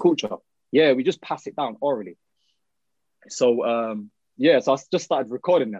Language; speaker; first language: English; early bilingual, other home language; Arabic